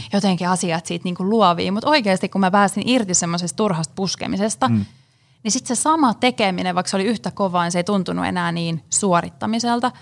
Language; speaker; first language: Finnish; native; Finnish